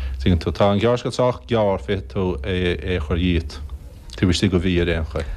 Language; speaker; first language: Irish; native; Irish